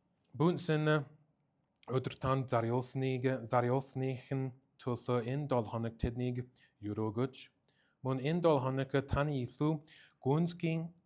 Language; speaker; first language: Mongolian; non-native, learner; English